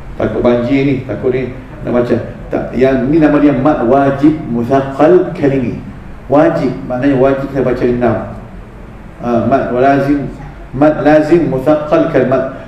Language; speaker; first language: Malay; early bilingual, heritage; Malay